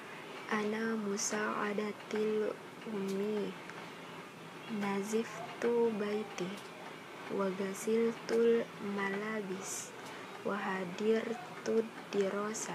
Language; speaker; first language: Arabic; non-native, learner; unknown